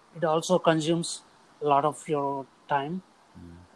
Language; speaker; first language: English; non-native, local second language; Telugu